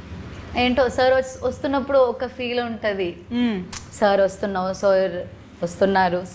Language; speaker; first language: Telugu; non-native, learner; Malayalam